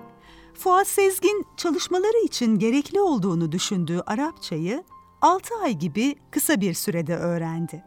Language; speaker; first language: Turkish; native; Turkish